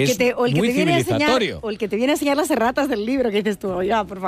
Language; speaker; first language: Spanish; native; Spanish